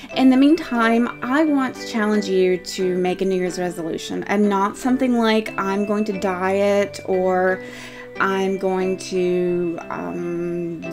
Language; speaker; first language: English; native; English